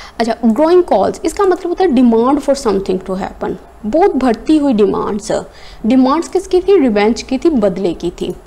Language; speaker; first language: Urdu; native; Urdu